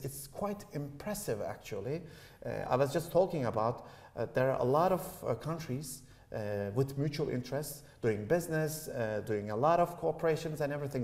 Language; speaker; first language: English; non-native, fluent; Turkish